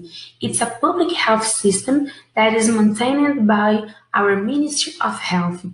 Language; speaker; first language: English; non-native, fluent; Portuguese